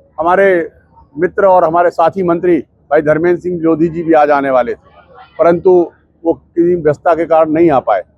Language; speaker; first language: Hindi; native; Hindi